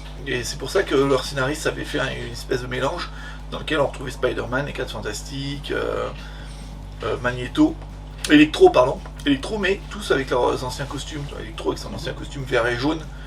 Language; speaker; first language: French; native; French